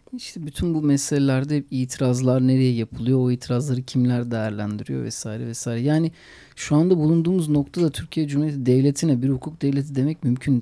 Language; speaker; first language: Turkish; native; Turkish